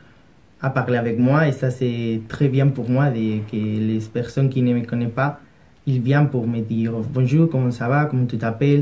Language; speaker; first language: French; non-native, learner; Spanish